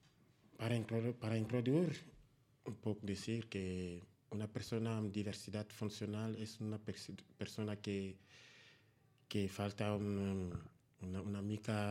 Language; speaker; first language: Catalan; non-native, learner; Spanish